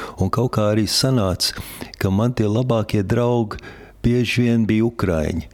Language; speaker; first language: Latvian; early bilingual, heritage; Latvian